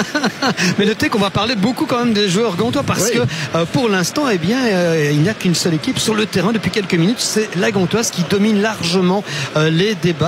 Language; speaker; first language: French; native; French